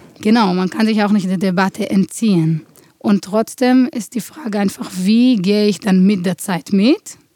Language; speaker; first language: German; non-native, fluent; Hebrew